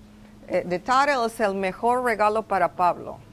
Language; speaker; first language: Spanish; non-native, fluent; English